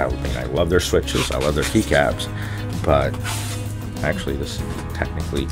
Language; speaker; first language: English; native; English